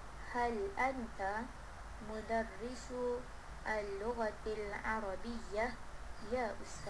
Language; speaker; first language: Arabic; non-native, learner; Malay